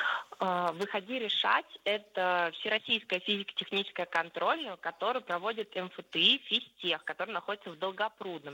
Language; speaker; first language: Russian; native; Russian